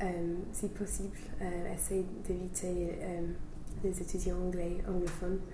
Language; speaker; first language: French; non-native, fluent; English